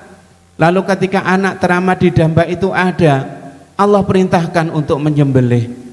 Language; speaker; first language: Indonesian; native; Indonesian